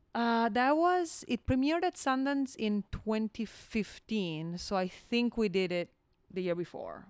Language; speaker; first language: English; non-native, fluent; Italian